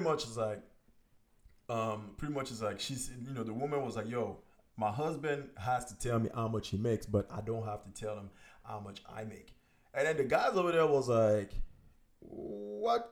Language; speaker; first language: English; non-native, local second language; French